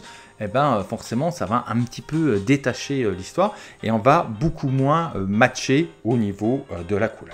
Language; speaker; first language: French; native; French